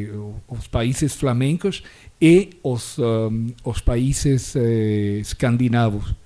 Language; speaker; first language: Portuguese; non-native, fluent; Spanish